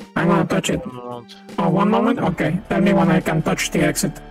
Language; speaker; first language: English; non-native, fluent; Spanish